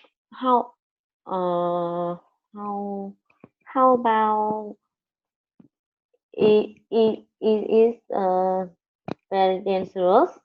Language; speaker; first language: English; non-native, learner; Vietnamese